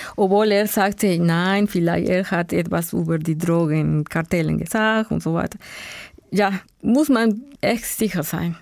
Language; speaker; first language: German; non-native, learner; Spanish